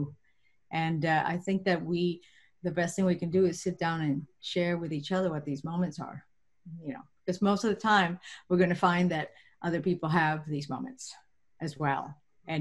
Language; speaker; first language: English; non-native, fluent; Spanish